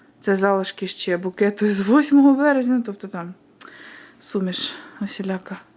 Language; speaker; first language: Ukrainian; non-native, local second language; Russian